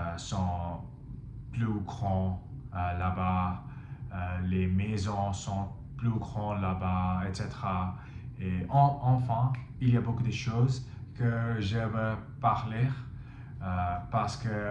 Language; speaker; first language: French; non-native, fluent; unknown